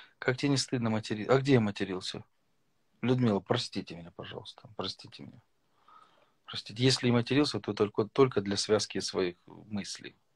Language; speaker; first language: Russian; native; Russian